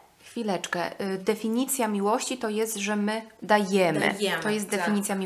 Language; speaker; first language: Polish; native; Polish